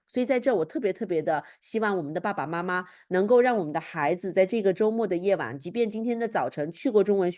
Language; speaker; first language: Chinese; native; Chinese